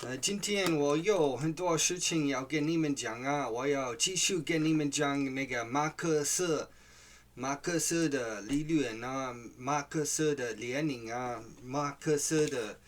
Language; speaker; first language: Chinese; non-native, fluent; English